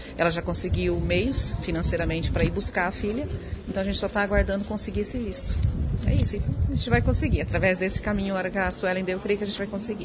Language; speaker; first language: Portuguese; native; Portuguese